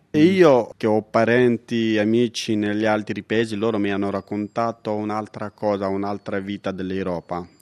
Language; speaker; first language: Italian; non-native, fluent; Pashto